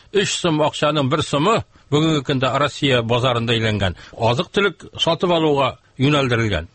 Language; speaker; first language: Tatar; native; Tatar